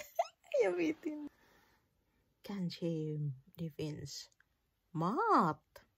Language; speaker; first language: Swedish; non-native, learner; Filipino